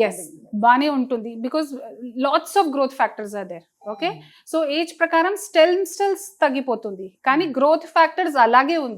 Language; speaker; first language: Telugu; non-native, local second language; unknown